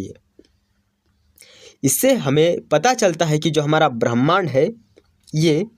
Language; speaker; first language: Hindi; native; Hindi